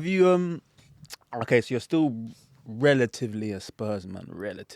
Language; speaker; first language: English; native; English